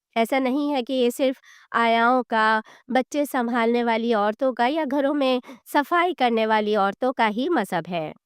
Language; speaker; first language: Urdu; native; Urdu